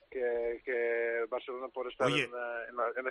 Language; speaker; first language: Spanish; non-native, fluent; Dutch